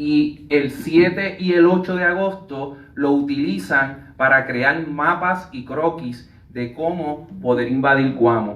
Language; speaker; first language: Spanish; native; Spanish